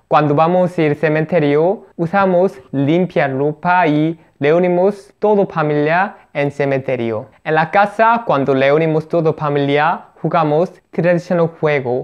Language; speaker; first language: Spanish; non-native, learner; Korean